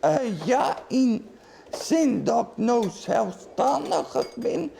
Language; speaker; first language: Dutch; non-native, local second language; Western Frisian